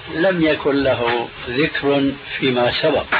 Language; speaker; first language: Arabic; early bilingual, other home language; Albanian